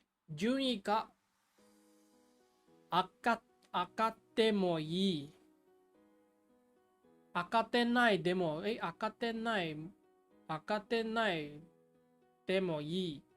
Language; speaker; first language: Japanese; non-native, learner; English